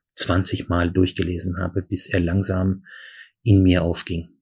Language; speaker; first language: German; non-native, fluent; Persian